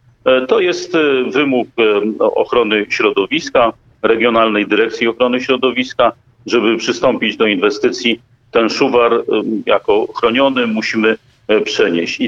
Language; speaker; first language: Polish; native; Polish